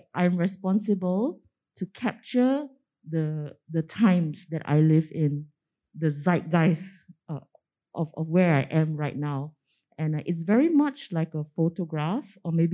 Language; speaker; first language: English; non-native, local second language; Min Nan Chinese